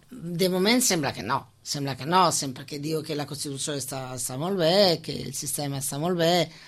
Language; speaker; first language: Catalan; non-native, fluent; Italian